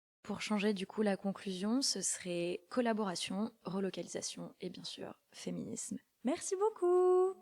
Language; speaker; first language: French; native; French